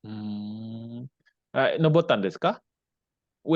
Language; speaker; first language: Japanese; non-native, fluent; Indonesian